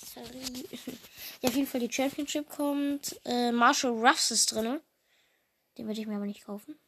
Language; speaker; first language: German; native; German